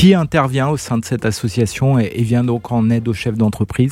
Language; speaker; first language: French; native; French